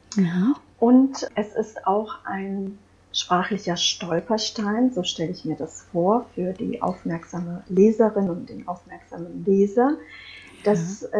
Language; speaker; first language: German; early bilingual, other home language; Croatian